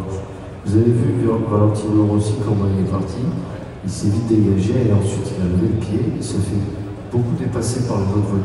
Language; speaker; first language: French; native; French